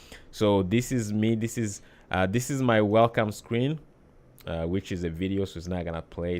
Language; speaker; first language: English; native; English